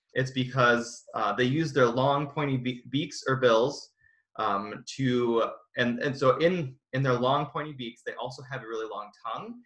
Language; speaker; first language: English; native; English